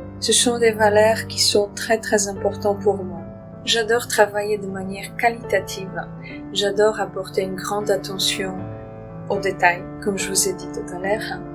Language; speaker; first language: French; non-native, fluent; Polish